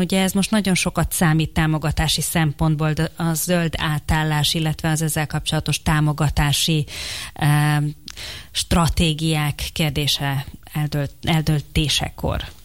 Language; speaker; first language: Hungarian; native; Hungarian